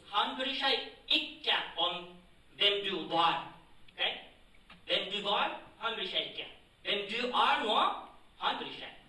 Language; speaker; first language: Norwegian; non-native, fluent; Tigrinya